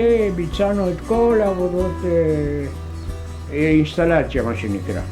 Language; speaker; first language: Hebrew; non-native, fluent; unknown